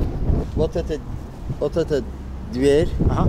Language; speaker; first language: Russian; non-native, fluent; Azerbaijani